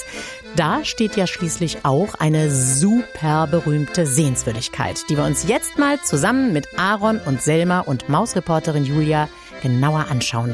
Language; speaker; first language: German; native; German